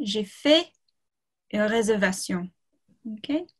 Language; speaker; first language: French; non-native, fluent; English